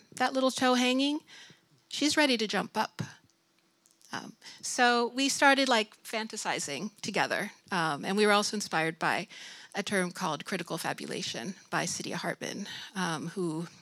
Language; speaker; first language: English; native; English